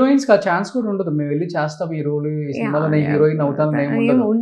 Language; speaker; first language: Telugu; native; Telugu